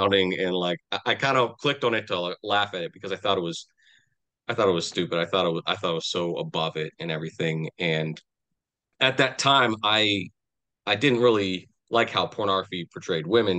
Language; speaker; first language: English; native; English